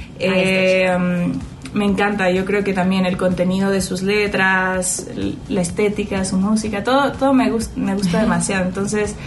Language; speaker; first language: Spanish; native; Spanish